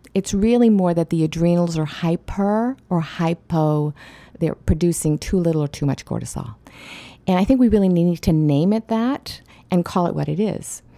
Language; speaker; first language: English; native; English